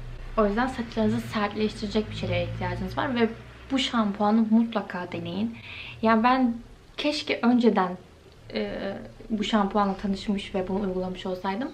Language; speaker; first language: Turkish; native; Turkish